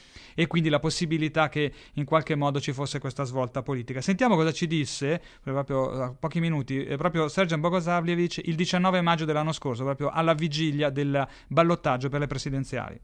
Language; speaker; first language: Italian; native; Italian